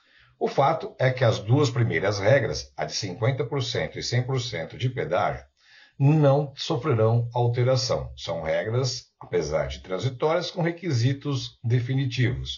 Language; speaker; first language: Portuguese; native; Portuguese